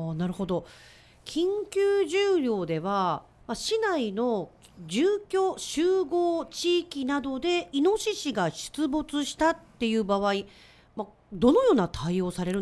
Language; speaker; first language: Japanese; native; Japanese